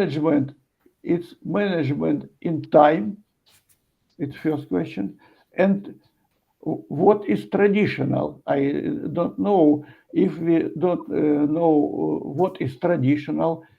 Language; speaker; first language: English; non-native, learner; Ukrainian